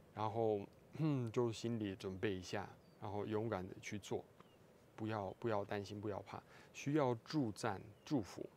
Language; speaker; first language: Chinese; non-native, fluent; Russian